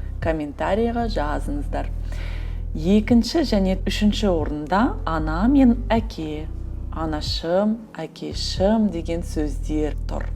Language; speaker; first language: Kazakh; non-native, learner; Russian